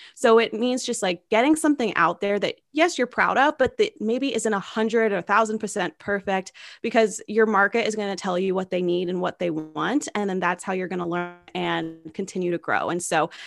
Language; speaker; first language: English; native; English